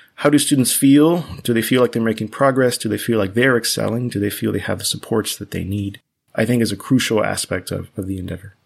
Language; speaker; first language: English; early bilingual, other home language; Spanish